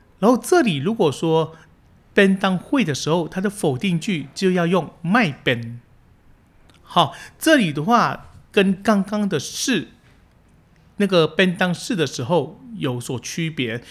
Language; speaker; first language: Chinese; early bilingual, heritage; Chinese